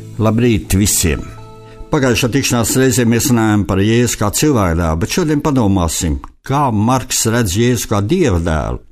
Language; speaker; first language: Latvian; native; Latvian